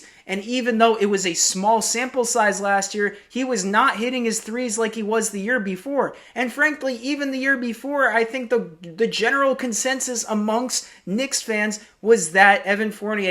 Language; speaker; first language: English; native; English